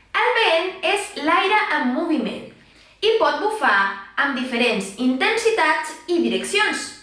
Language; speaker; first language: Catalan; non-native, local second language; Spanish